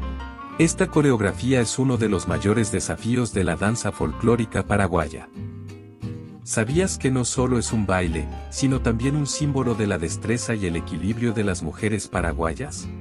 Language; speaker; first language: Spanish; native; Spanish